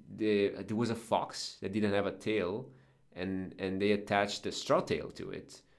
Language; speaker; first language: English; non-native, fluent; Italian